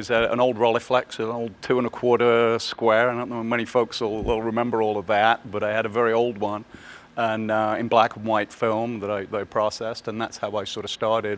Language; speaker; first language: English; native; English